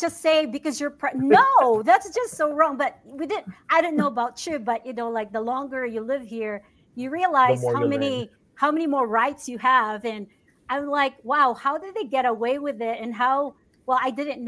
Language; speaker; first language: English; non-native, local second language; Cebuano